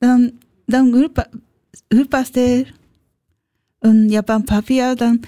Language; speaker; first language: German; non-native, learner; Japanese